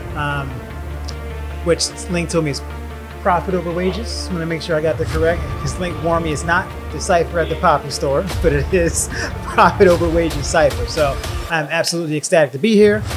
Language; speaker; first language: English; native; English